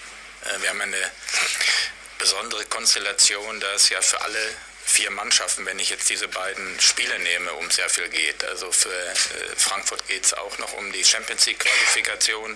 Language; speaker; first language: German; native; German